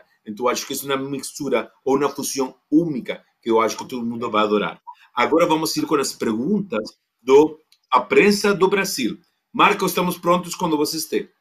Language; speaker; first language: Portuguese; non-native, fluent; Spanish